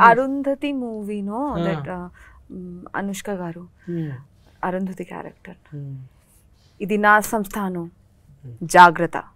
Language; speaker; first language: Telugu; non-native, learner; Bangla